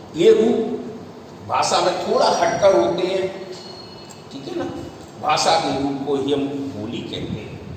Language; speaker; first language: Hindi; native; Hindi